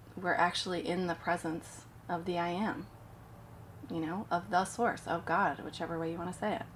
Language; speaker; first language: English; native; English